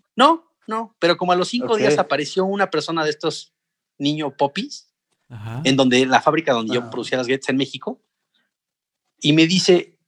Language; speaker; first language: Spanish; native; Spanish